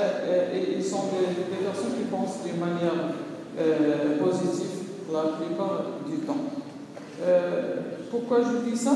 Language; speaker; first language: French; non-native, local second language; Arabic